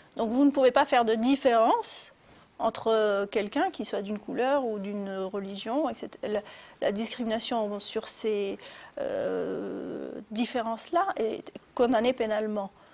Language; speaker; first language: French; early bilingual, other home language; Arabic